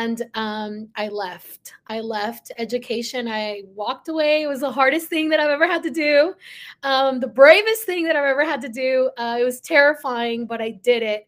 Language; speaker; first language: English; early bilingual, other home language; Spanish